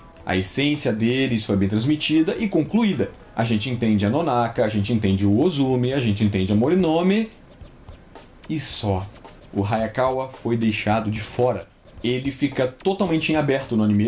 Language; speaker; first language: Portuguese; native; Portuguese